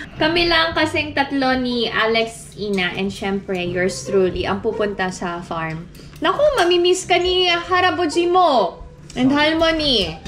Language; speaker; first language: Filipino; native; Filipino